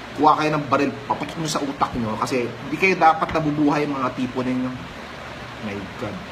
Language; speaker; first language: Filipino; native; Filipino